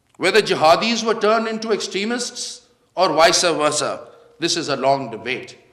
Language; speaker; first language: English; non-native, local second language; Urdu